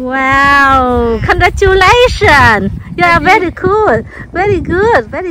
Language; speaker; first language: English; non-native, local second language; Vietnamese